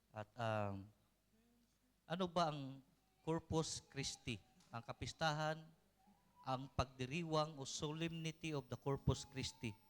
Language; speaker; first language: Filipino; non-native, local second language; Cebuano